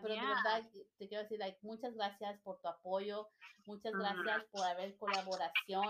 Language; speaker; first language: Spanish; native; Spanish